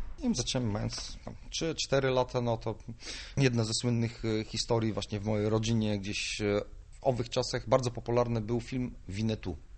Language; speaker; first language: Polish; non-native, fluent; Bulgarian